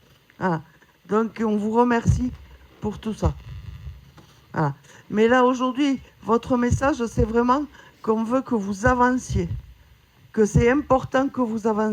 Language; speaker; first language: French; native; French